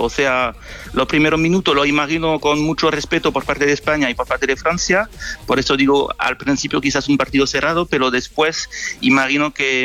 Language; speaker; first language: Spanish; non-native, fluent; French